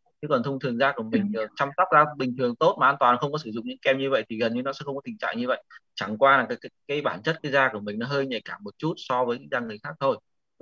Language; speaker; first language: Vietnamese; native; Vietnamese